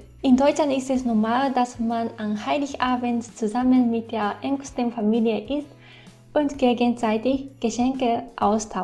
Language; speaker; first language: German; non-native, fluent; Japanese